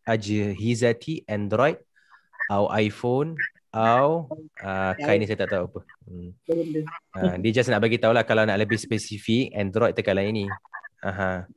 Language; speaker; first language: Arabic; non-native, fluent; Malay